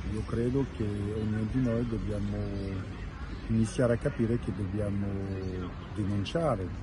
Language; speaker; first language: Italian; non-native, fluent; French